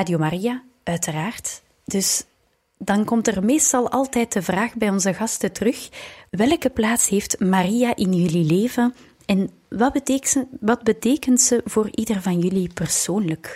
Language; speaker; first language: Dutch; native; Dutch